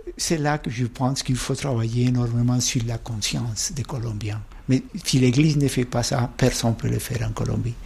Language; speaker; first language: French; non-native, fluent; Spanish